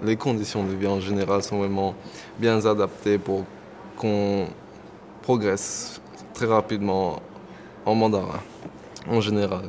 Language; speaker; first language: French; non-native, local second language; Morisyen